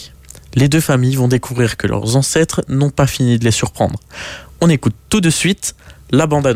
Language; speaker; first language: French; native; French